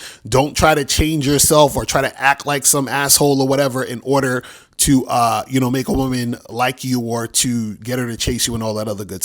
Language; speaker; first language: English; native; English